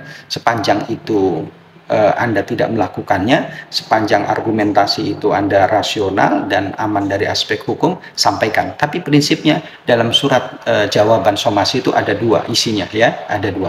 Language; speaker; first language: Indonesian; native; Indonesian